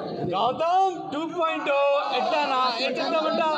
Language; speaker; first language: Telugu; non-native, learner; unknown